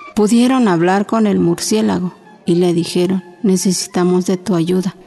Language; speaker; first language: Spanish; non-native, local second language; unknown